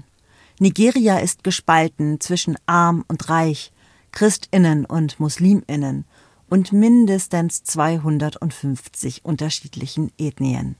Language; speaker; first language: German; native; German